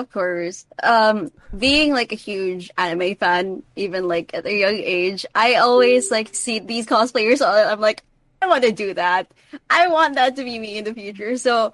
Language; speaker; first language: English; non-native, local second language; Filipino